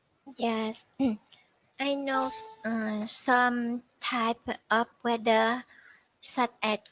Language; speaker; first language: English; non-native, learner; Vietnamese